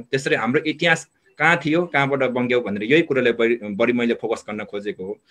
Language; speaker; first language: Nepali; non-native, local second language; Eastern Tamang